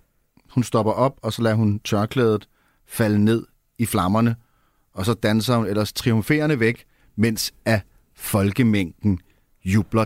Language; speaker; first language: Danish; native; Danish